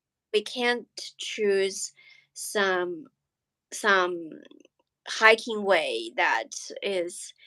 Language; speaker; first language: English; non-native, learner; Chinese